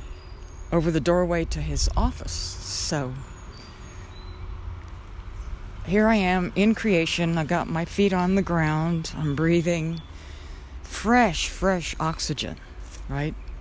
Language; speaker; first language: English; native; English